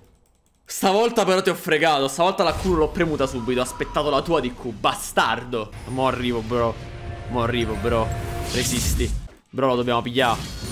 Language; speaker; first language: Italian; native; Italian